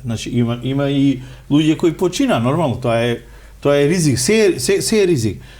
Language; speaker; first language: Macedonian; non-native, local second language; Romany